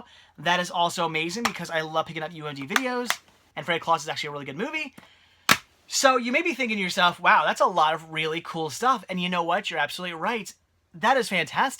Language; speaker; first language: English; native; English